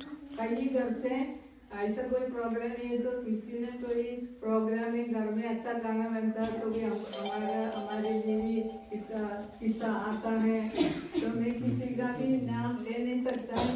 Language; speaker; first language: Hindi; non-native, local second language; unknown